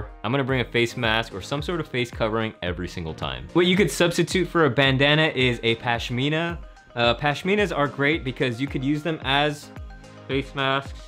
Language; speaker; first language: English; native; English